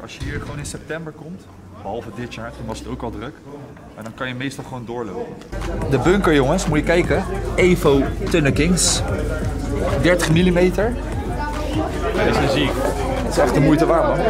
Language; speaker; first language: Dutch; native; Dutch